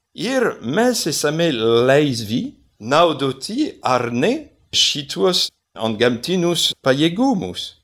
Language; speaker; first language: Lithuanian; non-native, fluent; French